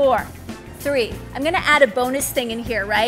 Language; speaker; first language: English; native; English